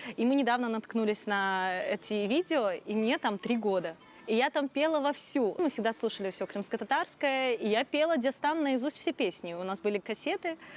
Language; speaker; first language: Russian; non-native, local second language; Crimean Tatar